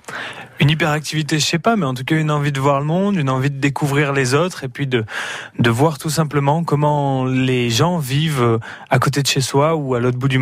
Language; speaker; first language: French; native; French